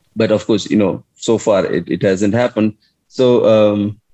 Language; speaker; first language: English; non-native, local second language; Hindi